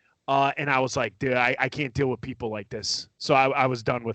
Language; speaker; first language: English; native; English